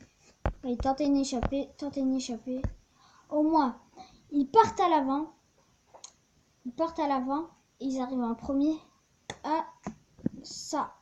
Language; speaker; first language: French; native; French